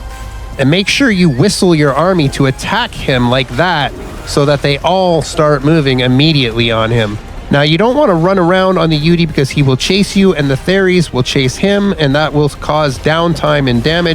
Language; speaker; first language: English; native; English